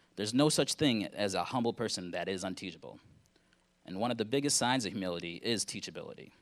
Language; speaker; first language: English; early bilingual, other home language; Hindi